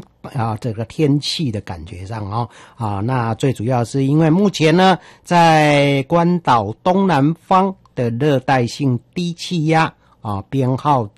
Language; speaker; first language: Chinese; native; Chinese